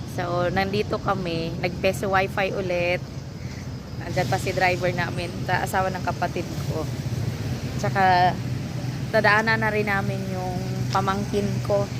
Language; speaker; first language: Filipino; non-native, local second language; Cebuano